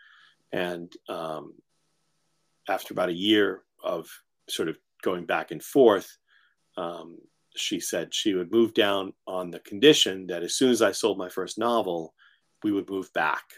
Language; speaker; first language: English; native; English